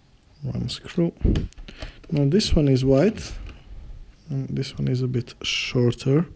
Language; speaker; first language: English; non-native, fluent; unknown